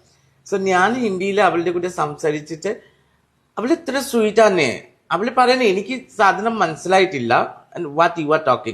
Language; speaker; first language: Malayalam; non-native, fluent; Assamese